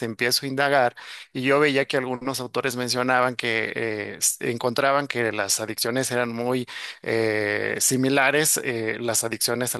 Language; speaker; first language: Spanish; native; Spanish